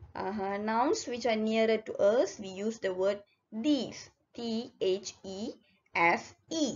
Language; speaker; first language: English; non-native, local second language; Tamil